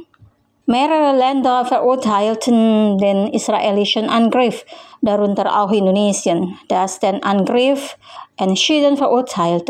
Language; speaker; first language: German; non-native, fluent; Indonesian